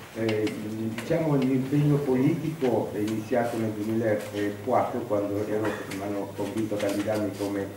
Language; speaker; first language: Italian; early bilingual, heritage; Italian